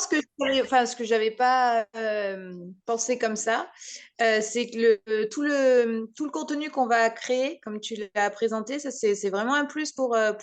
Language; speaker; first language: French; native; French